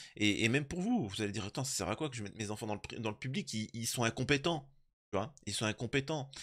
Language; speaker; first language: French; native; French